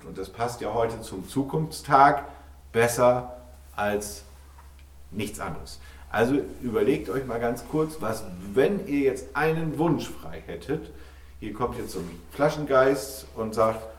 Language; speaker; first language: German; native; German